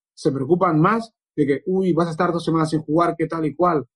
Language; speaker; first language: Spanish; native; Spanish